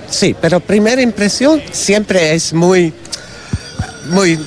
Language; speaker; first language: Spanish; non-native, learner; Dutch